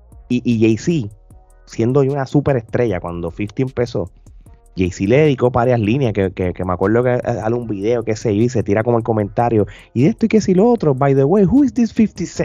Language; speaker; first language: Spanish; native; Spanish